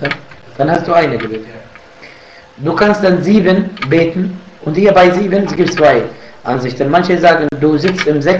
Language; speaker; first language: German; non-native, fluent; Arabic